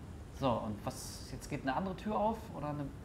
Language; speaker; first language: German; native; German